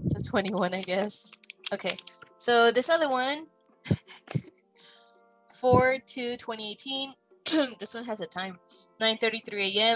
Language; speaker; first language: English; native; English